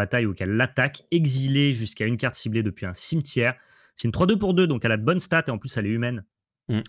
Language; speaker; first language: French; native; French